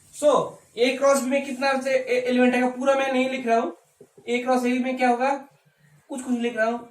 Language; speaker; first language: Hindi; non-native, local second language; Bangla